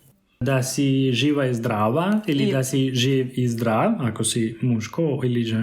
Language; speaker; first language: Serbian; non-native, fluent; Spanish